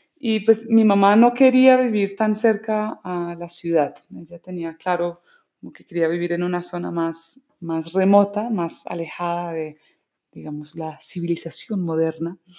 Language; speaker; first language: Spanish; early bilingual, other home language; English